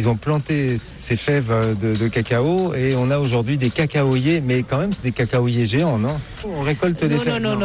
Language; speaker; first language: French; native; French